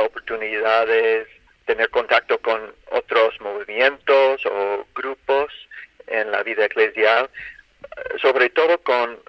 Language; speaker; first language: Spanish; non-native, fluent; English